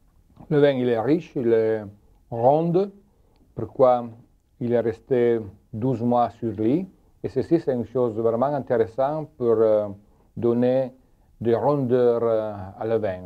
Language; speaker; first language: French; non-native, learner; Italian